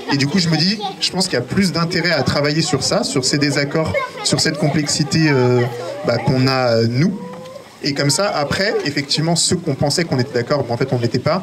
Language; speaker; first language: French; native; French